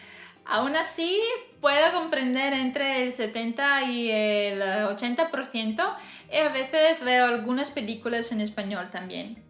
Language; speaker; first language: Spanish; non-native, fluent; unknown